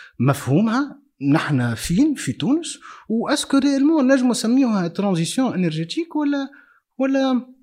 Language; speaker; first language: Arabic; native; Arabic